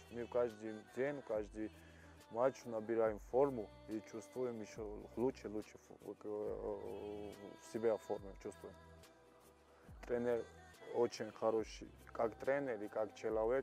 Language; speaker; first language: Russian; non-native, fluent; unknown